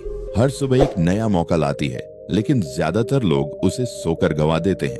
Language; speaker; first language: Hindi; native; Hindi